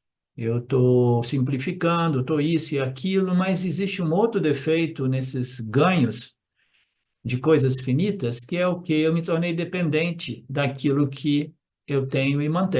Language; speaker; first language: Portuguese; native; Portuguese